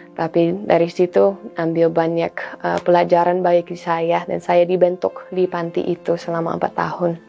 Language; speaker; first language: Indonesian; non-native, fluent; English